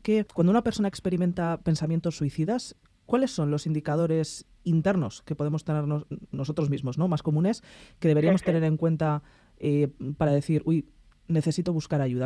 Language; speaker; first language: Spanish; native; Spanish